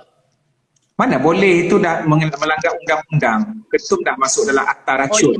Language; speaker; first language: Malay; native; Malay